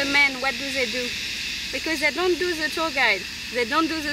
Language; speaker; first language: English; non-native, fluent; French